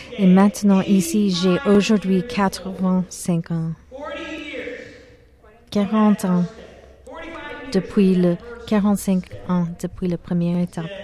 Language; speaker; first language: French; non-native, learner; English